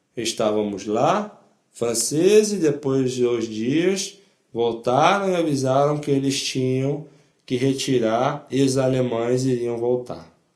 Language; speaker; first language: Portuguese; non-native, fluent; Polish